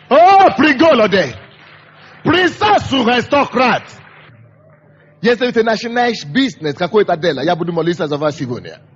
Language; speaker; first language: Russian; non-native, fluent; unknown